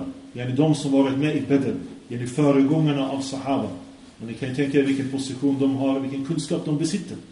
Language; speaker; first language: Swedish; early bilingual, other home language; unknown